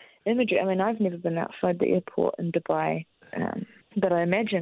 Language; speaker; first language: English; native; English